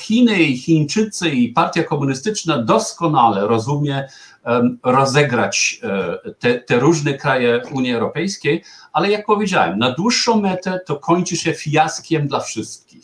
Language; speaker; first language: Polish; non-native, fluent; German